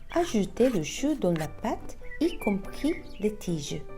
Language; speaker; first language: French; non-native, fluent; Japanese